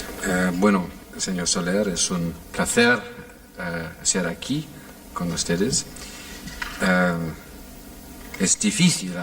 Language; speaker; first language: Spanish; non-native, fluent; English